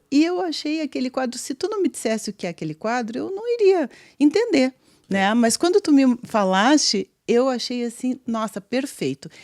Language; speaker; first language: Portuguese; native; Portuguese